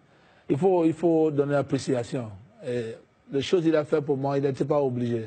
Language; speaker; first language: French; non-native, fluent; English